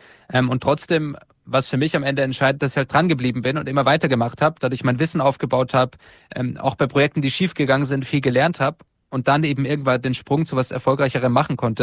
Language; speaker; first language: German; native; German